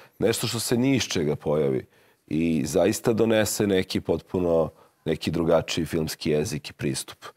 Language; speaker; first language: Serbian; native; Serbian